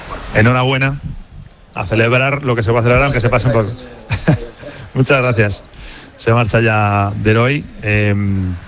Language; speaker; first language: Spanish; native; Spanish